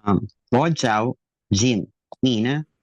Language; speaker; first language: Chinese; non-native, learner; Filipino